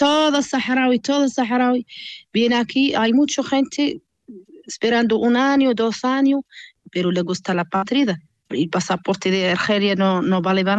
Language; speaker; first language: Spanish; non-native, learner; Arabic